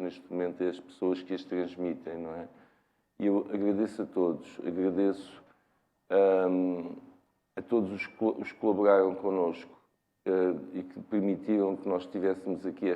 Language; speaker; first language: Portuguese; native; Portuguese